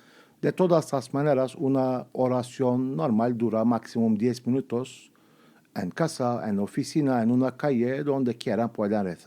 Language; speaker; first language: Spanish; non-native, fluent; Turkish